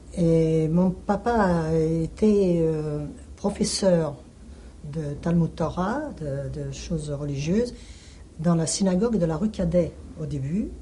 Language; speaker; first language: French; early bilingual, other home language; Hungarian